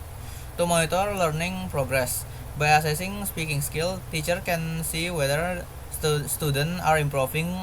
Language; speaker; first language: English; non-native, learner; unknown